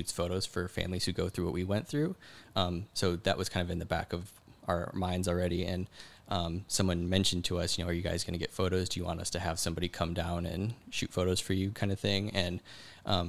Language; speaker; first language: English; native; English